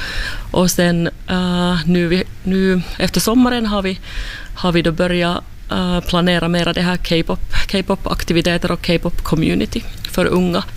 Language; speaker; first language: Swedish; non-native, fluent; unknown